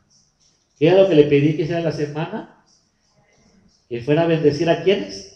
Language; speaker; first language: Spanish; native; Spanish